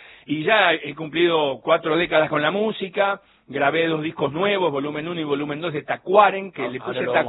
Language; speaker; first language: Spanish; native; Spanish